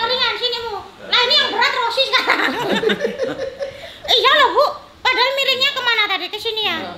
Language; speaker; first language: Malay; non-native, local second language; Javanese